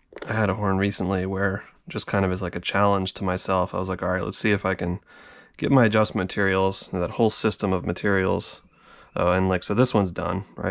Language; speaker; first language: English; native; English